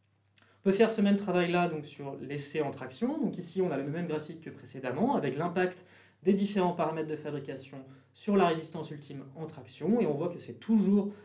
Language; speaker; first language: French; native; French